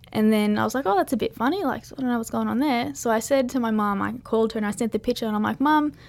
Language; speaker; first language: English; native; English